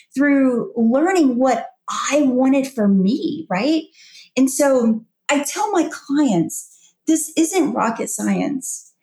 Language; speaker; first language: English; native; English